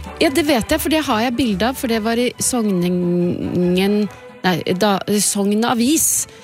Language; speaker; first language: Norwegian; native; Norwegian